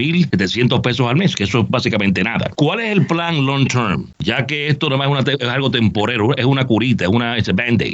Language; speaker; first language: Spanish; native; Spanish